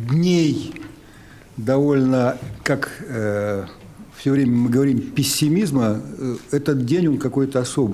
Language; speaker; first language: Russian; native; Russian